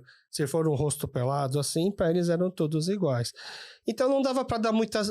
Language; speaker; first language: Portuguese; early bilingual, other home language; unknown